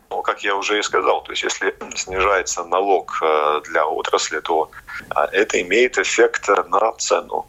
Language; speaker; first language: Russian; non-native, local second language; Latvian